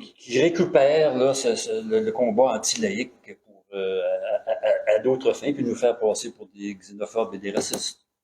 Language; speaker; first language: French; native; French